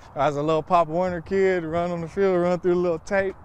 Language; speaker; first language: English; native; English